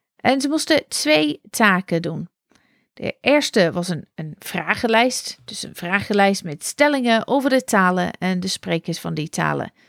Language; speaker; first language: Dutch; non-native, fluent; English